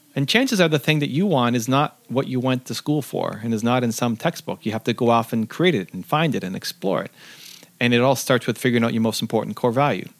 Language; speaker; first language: English; native; English